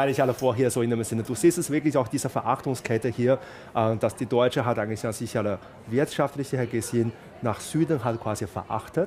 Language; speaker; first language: German; non-native, fluent; Chinese